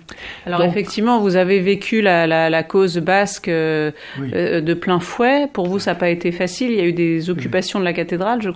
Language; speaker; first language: French; native; French